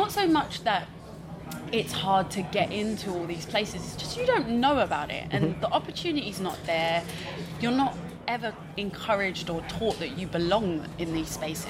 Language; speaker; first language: English; native; English